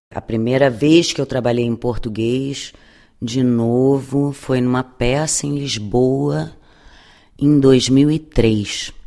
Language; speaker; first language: Portuguese; native; Portuguese